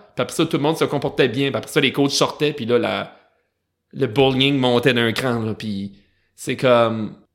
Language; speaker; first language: French; native; French